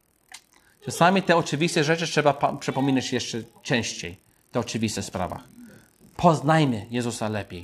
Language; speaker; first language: Polish; non-native, fluent; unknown